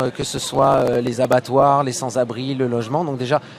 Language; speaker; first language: French; native; French